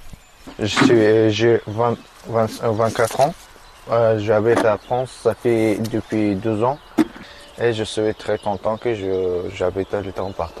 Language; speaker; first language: French; non-native, learner; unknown